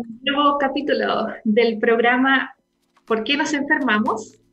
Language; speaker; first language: Spanish; native; Spanish